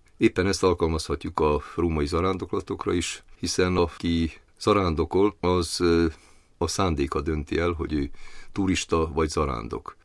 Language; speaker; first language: Hungarian; native; Hungarian